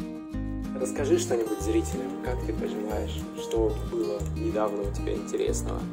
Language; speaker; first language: Russian; native; Russian